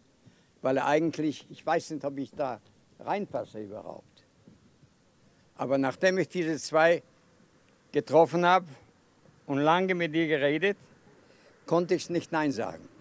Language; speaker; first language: German; non-native, fluent; Yiddish